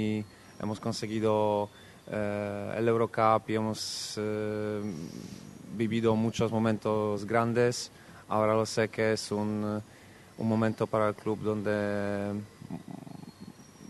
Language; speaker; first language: Spanish; non-native, fluent; Polish